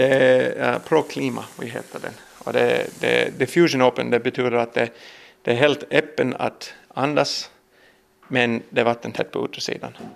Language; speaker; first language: Swedish; non-native, learner; English